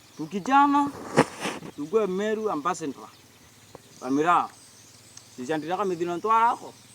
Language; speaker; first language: Swahili; native; Swahili